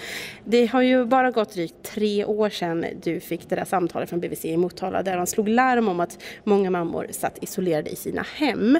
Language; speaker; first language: Swedish; native; Swedish